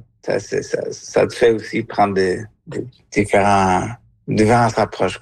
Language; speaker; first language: French; non-native, fluent; Spanish